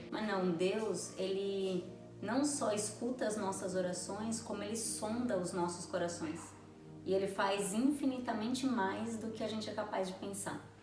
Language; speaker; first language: Portuguese; native; Portuguese